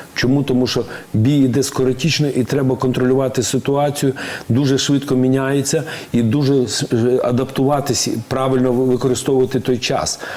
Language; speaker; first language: Ukrainian; native; Ukrainian